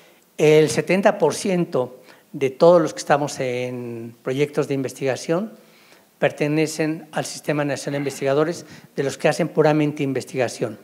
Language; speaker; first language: Spanish; native; Spanish